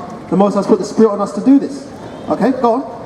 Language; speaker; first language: English; native; English